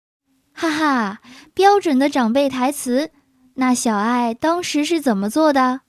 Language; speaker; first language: Chinese; native; Chinese